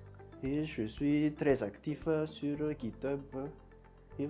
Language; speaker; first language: French; non-native, local second language; Malagasy